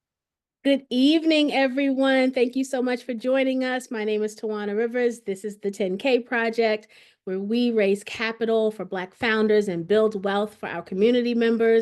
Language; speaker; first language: English; native; English